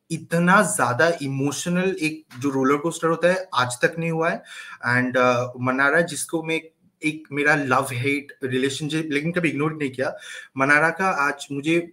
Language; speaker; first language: Hindi; native; Hindi